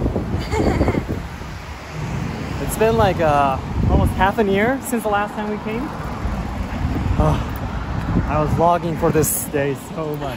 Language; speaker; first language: English; early bilingual, other home language; Japanese